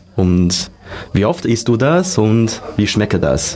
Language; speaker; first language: German; non-native, learner; Chinese